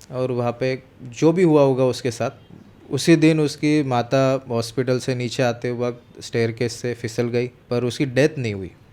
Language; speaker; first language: Hindi; non-native, local second language; Marathi